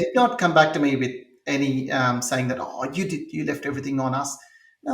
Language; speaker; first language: English; non-native, local second language; Telugu